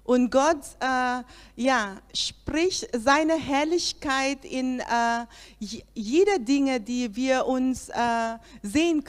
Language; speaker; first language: German; non-native, learner; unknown